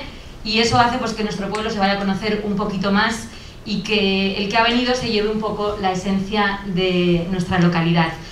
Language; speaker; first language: Spanish; native; Spanish